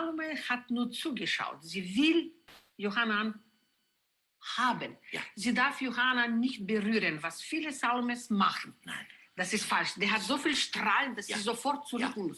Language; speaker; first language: German; non-native, fluent; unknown